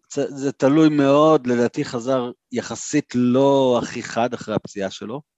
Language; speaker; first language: Hebrew; native; Hebrew